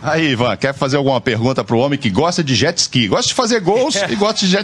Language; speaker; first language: Portuguese; native; Portuguese